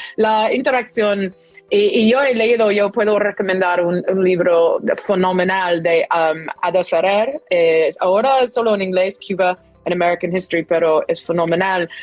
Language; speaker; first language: Spanish; non-native, fluent; English